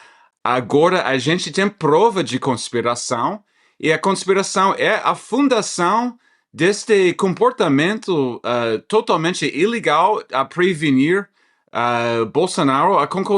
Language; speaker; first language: Portuguese; non-native, fluent; English